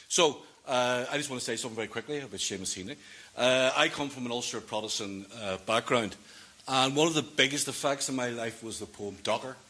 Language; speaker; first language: English; native; English